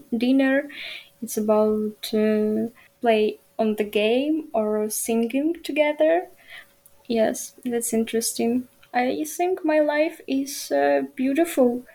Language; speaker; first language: English; non-native, learner; Ukrainian